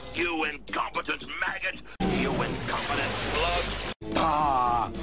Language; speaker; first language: English; native; English